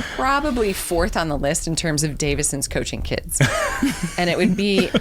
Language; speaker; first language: English; native; English